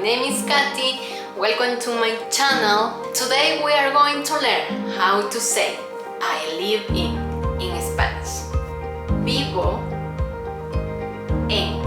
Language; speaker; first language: English; non-native, fluent; Spanish